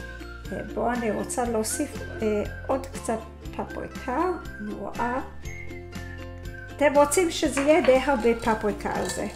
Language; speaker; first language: Hebrew; non-native, fluent; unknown